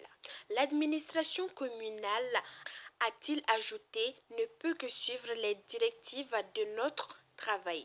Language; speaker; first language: French; non-native, local second language; Bambara